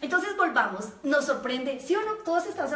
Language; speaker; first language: Spanish; native; Spanish